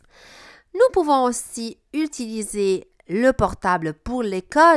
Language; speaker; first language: French; non-native, fluent; Italian